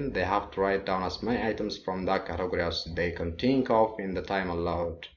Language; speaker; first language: English; non-native, local second language; Amharic